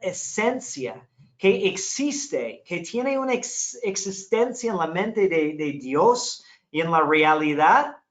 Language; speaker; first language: Spanish; non-native, fluent; English